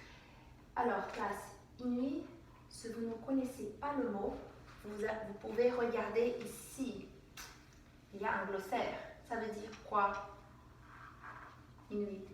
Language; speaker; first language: French; non-native, fluent; English